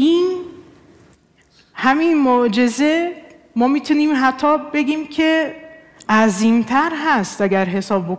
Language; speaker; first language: Persian; non-native, fluent; Portuguese